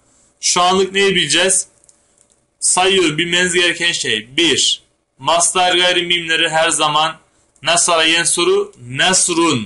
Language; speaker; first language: Turkish; native; Turkish